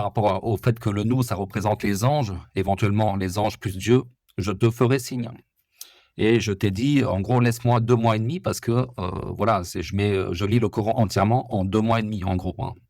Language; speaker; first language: French; native; French